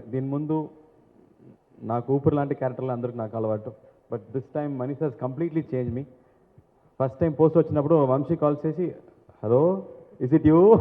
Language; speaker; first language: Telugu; non-native, learner; Tamil